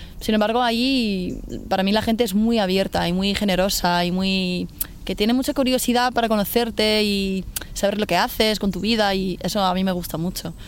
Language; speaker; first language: Spanish; non-native, fluent; English